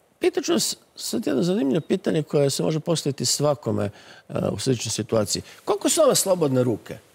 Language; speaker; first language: Croatian; native; Croatian